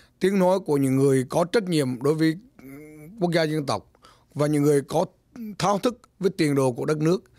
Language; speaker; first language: Vietnamese; native; Vietnamese